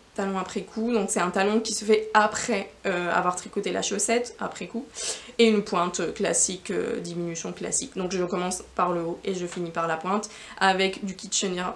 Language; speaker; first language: French; non-native, fluent; Spanish